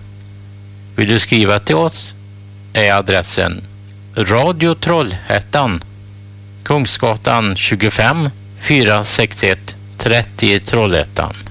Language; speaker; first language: Swedish; native; Swedish